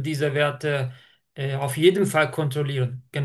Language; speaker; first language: German; non-native, fluent; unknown